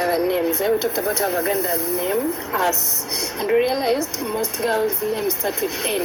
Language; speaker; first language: English; non-native, local second language; Ganda